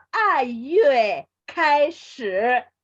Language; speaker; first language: Chinese; non-native, fluent; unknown